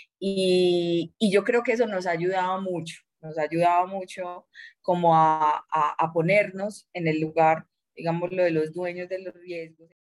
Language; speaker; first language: Spanish; native; Spanish